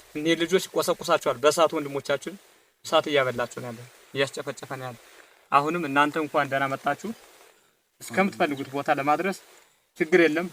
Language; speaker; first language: Amharic; native; Amharic